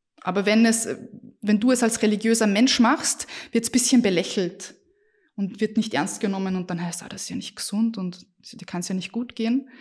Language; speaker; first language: German; early bilingual, other home language; Bosnian